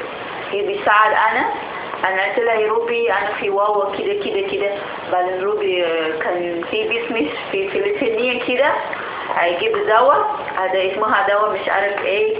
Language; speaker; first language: Arabic; non-native, learner; Indonesian